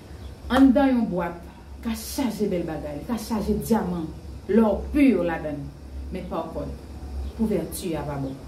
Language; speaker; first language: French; non-native, learner; Haitian Creole